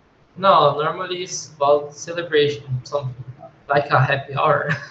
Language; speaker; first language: English; non-native, learner; Portuguese